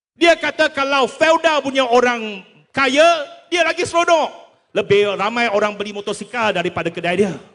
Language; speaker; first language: Malay; non-native, local second language; Chinese